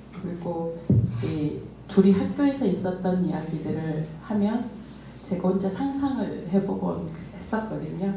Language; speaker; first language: Korean; native; Korean